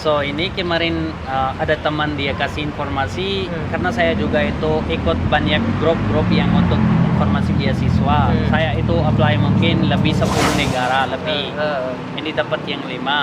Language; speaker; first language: Indonesian; non-native, learner; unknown